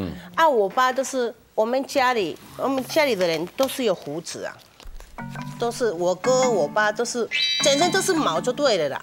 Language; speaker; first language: Chinese; non-native, fluent; Spanish